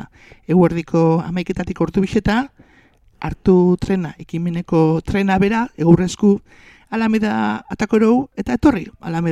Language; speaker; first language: Basque; native; Basque